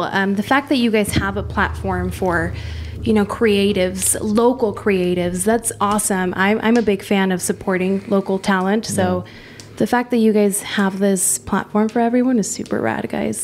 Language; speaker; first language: English; early bilingual, other home language; Spanish